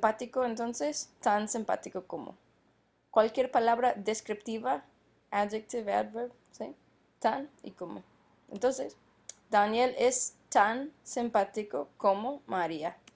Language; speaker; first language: Spanish; non-native, fluent; English